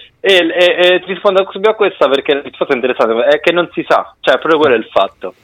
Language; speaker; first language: Italian; native; Italian